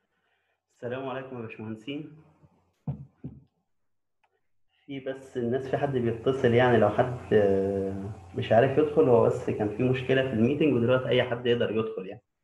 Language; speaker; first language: Arabic; native; Arabic